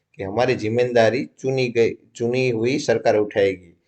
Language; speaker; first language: Hindi; non-native, local second language; Gujarati